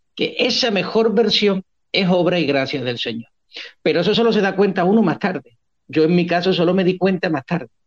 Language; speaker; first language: Spanish; native; Spanish